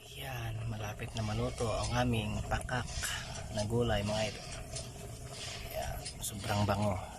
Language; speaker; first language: Filipino; non-native, local second language; Iloko